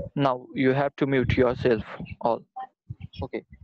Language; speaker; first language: English; non-native, local second language; Marathi